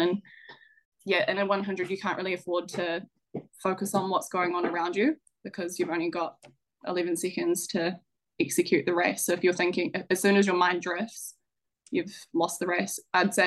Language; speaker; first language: English; native; English